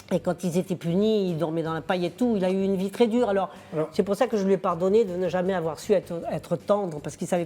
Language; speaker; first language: French; native; French